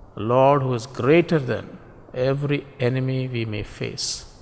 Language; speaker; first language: English; non-native, local second language; Tamil